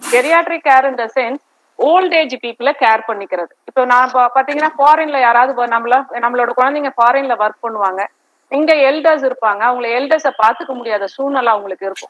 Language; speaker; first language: Tamil; native; Tamil